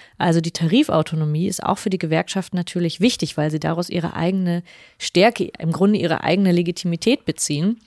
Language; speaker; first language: German; native; German